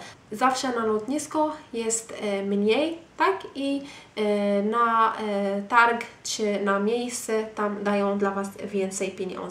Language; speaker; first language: Polish; non-native, fluent; Arabic